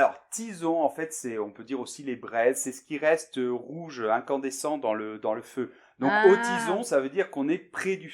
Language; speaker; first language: French; native; French